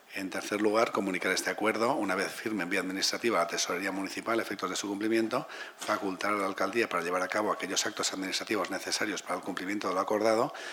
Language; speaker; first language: Spanish; non-native, local second language; Catalan